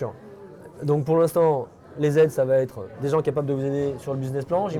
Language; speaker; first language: French; native; French